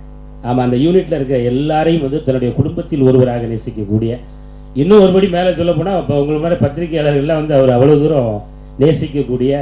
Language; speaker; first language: Tamil; native; Tamil